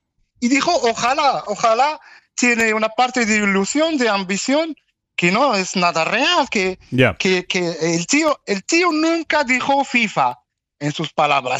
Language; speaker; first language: Spanish; non-native, fluent; Arabic